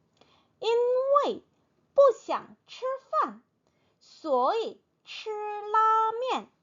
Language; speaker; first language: Chinese; non-native, fluent; Korean